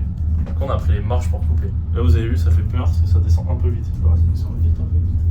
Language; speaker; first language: French; native; French